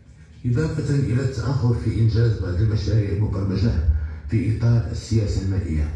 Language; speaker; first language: Arabic; native; Arabic